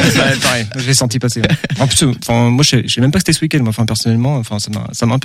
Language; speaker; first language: French; native; French